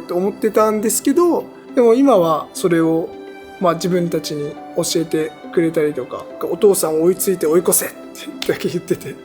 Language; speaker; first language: Japanese; native; Japanese